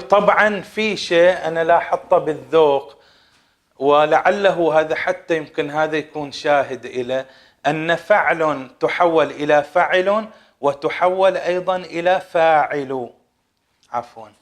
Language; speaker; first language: Arabic; native; Arabic